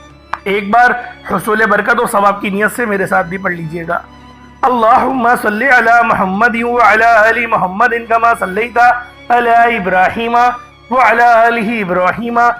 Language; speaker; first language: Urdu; native; Urdu